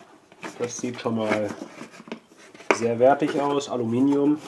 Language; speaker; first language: German; native; German